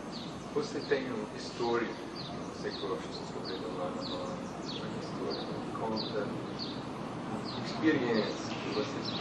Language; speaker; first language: Portuguese; non-native, fluent; English